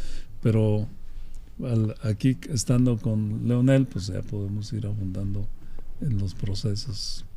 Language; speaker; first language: Spanish; native; Spanish